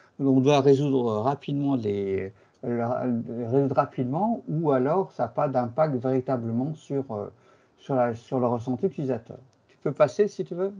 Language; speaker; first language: French; native; French